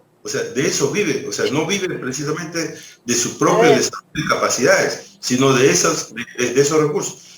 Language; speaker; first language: Spanish; native; Spanish